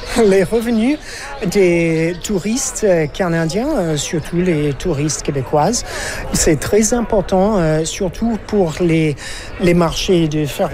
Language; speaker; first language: French; non-native, fluent; English